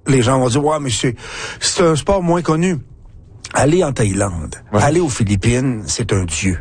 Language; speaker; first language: French; native; French